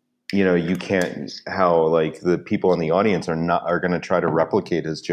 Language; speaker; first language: English; native; English